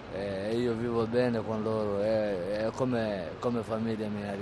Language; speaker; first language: Italian; non-native, learner; Somali